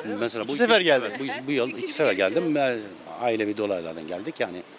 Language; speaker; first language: Turkish; native; Turkish